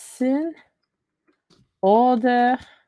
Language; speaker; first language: German; non-native, learner; English